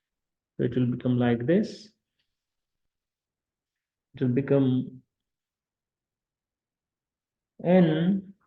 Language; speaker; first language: English; non-native, local second language; Kashmiri